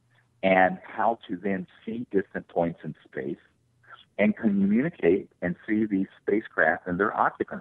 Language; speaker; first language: English; native; English